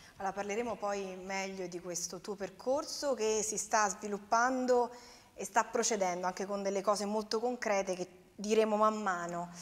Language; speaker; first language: Italian; native; Italian